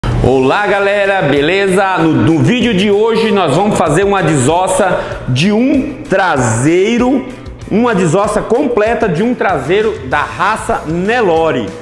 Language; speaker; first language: Portuguese; native; Portuguese